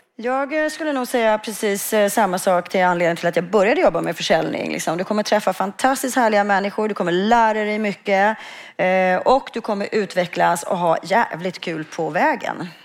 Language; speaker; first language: Swedish; native; Swedish